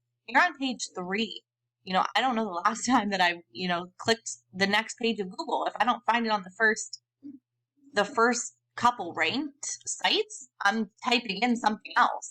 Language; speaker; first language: English; native; English